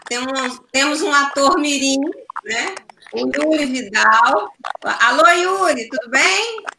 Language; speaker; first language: Portuguese; native; Portuguese